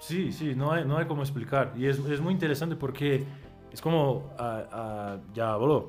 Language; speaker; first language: Spanish; non-native, fluent; Portuguese